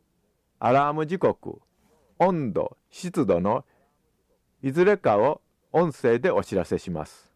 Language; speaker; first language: Japanese; native; Japanese